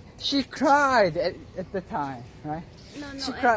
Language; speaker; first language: English; non-native, learner; Korean